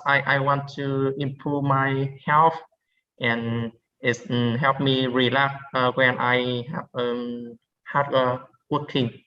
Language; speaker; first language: English; non-native, learner; Vietnamese